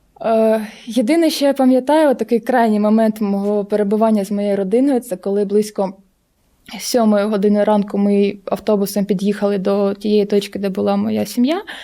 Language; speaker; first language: Ukrainian; non-native, local second language; Russian